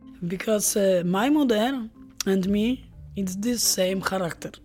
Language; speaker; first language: English; non-native, learner; Polish